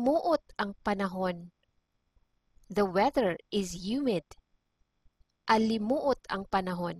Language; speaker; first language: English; non-native, local second language; Cebuano